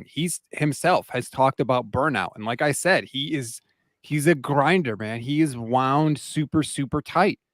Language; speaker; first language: English; native; English